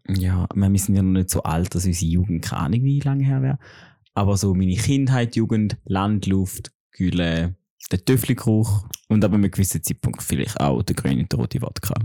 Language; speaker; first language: German; native; German